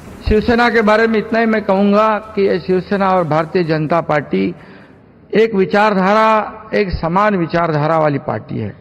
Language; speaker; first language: Hindi; non-native, local second language; Marathi